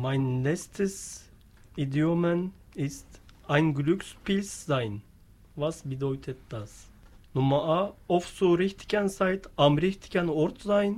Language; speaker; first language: German; non-native, learner; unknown